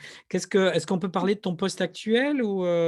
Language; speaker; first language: French; native; French